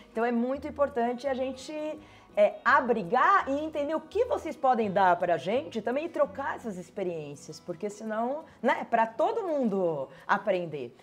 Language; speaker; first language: Portuguese; native; Portuguese